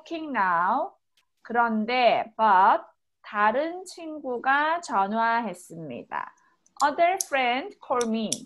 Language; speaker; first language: Korean; native; Korean